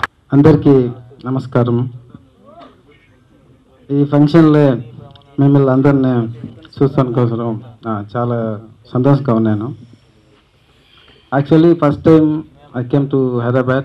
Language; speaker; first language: Telugu; non-native, learner; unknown